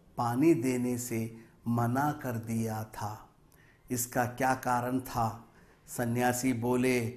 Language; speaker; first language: Hindi; non-native, local second language; Telugu